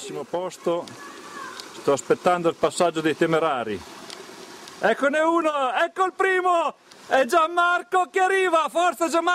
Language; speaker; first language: Italian; native; Italian